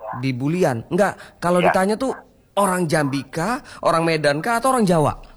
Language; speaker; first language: Indonesian; native; Indonesian